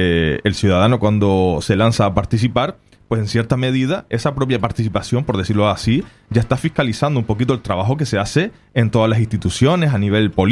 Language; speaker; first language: Spanish; native; Spanish